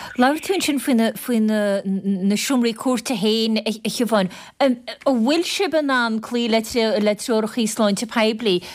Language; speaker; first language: Irish; native; Irish